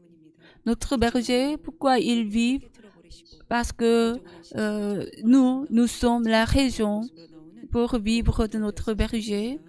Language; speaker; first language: French; non-native, learner; Korean